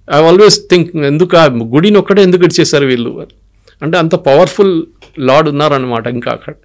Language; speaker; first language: Telugu; non-native, local second language; Malayalam